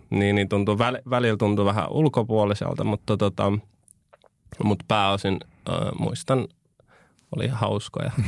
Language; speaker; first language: Finnish; early bilingual, other home language; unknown